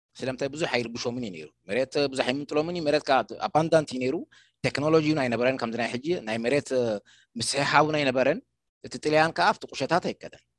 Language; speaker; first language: Tigrinya; non-native, local second language; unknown